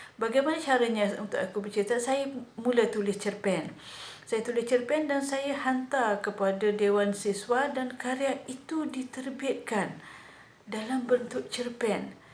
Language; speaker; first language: Malay; early bilingual, heritage; Malay